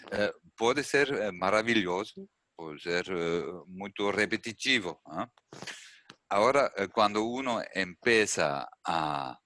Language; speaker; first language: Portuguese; non-native, learner; German